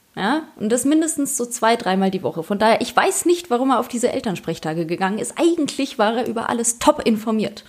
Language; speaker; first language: German; early bilingual, other home language; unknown